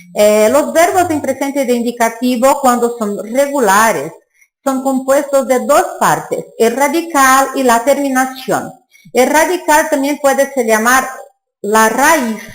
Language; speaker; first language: Spanish; non-native, fluent; Portuguese